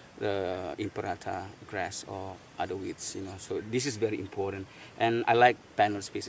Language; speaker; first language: English; non-native, fluent; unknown